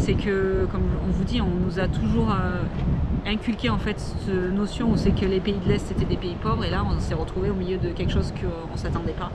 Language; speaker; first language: French; native; French